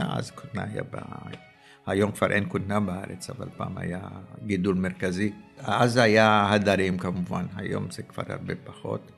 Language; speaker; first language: Hebrew; early bilingual, other home language; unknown